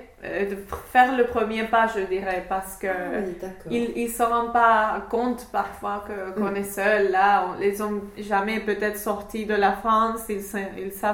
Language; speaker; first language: French; non-native, fluent; English